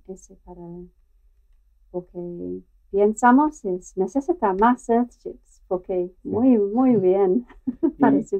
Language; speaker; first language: Spanish; non-native, learner; English